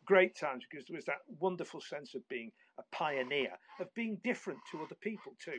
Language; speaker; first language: English; native; English